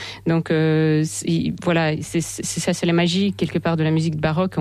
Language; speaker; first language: French; non-native, fluent; Russian